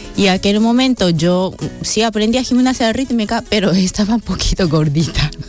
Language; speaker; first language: Spanish; non-native, fluent; Japanese